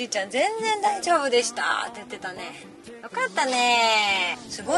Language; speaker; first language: Japanese; native; Japanese